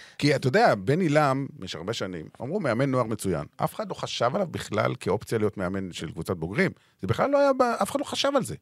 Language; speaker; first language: Hebrew; native; Hebrew